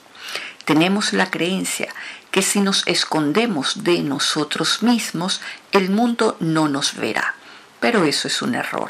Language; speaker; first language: Spanish; native; Spanish